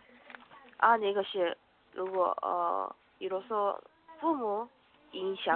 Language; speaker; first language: Chinese; non-native, learner; Korean